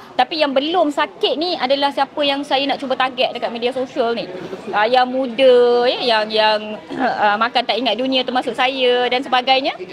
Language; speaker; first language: Malay; non-native, local second language; Tamil